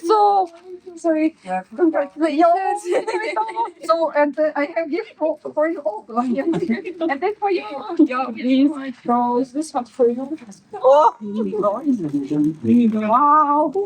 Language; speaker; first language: English; non-native, learner; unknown